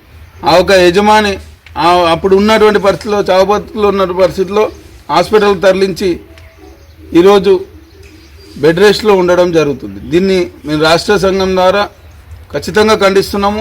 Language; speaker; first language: Telugu; native; Telugu